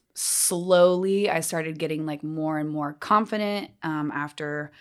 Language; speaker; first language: English; native; English